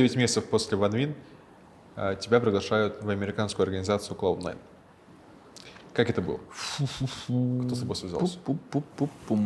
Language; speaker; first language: Russian; native; Russian